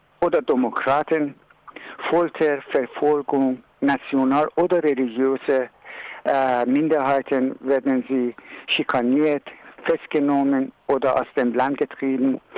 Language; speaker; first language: German; non-native, learner; Persian